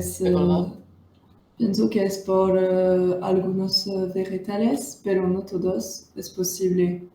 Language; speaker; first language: Spanish; non-native, learner; French